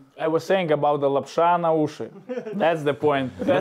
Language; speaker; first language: English; non-native, learner; Lithuanian